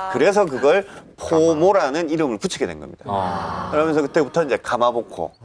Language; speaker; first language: Korean; native; Korean